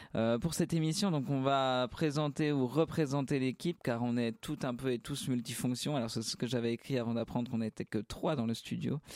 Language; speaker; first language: French; native; French